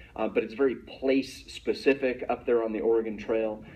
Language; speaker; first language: English; native; English